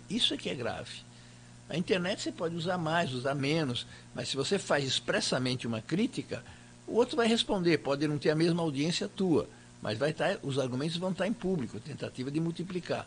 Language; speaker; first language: Portuguese; native; Portuguese